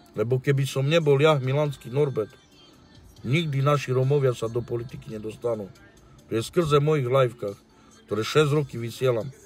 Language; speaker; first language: Slovak; non-native, local second language; Romany